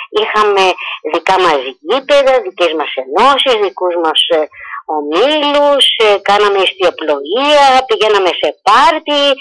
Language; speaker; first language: Greek; early bilingual, heritage; Greek